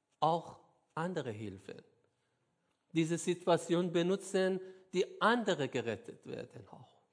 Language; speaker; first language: German; non-native, learner; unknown